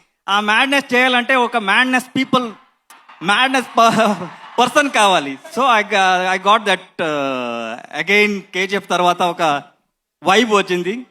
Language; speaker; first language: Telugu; non-native, learner; Kannada